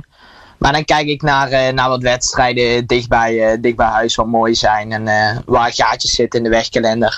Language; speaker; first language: Dutch; native; Dutch